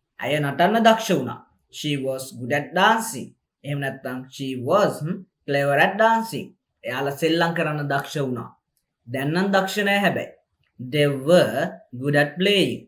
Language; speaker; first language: Sinhala; native; Sinhala